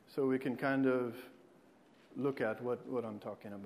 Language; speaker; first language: English; native; English